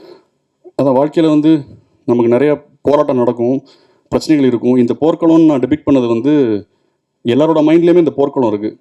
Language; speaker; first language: Tamil; native; Tamil